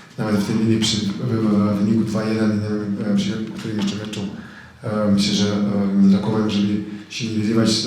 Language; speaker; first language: Polish; non-native, fluent; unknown